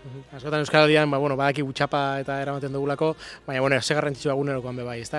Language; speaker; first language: Basque; native; Basque